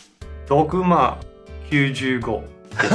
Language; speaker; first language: Japanese; non-native, learner; Danish